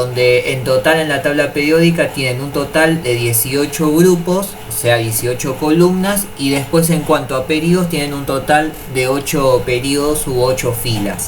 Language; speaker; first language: Spanish; native; Spanish